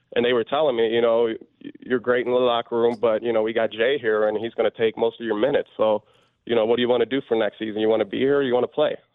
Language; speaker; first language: English; non-native, fluent; Swedish